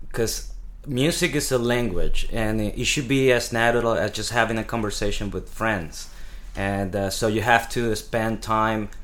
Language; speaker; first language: English; non-native, fluent; Spanish